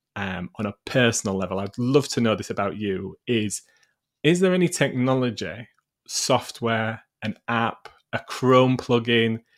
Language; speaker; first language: English; native; English